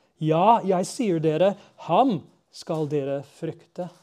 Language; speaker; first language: Norwegian; non-native, fluent; English